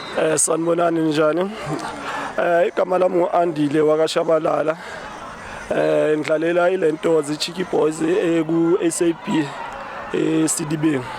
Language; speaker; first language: Zulu; native; Zulu